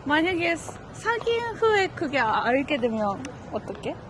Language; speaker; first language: Korean; non-native, fluent; Japanese